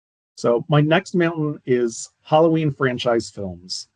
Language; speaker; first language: English; native; English